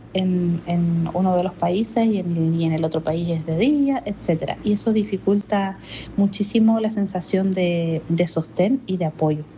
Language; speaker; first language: Spanish; native; Spanish